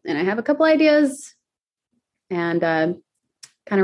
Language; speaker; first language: English; native; English